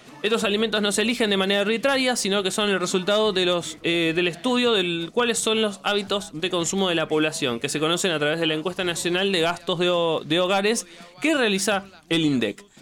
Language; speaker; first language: Spanish; native; Spanish